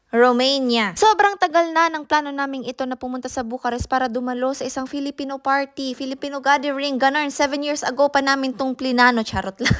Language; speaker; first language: Filipino; native; Filipino